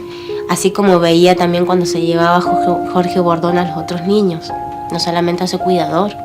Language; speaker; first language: Spanish; native; Spanish